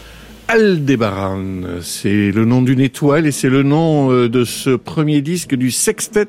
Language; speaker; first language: French; native; French